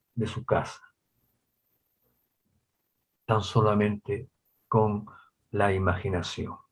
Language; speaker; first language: Spanish; native; Spanish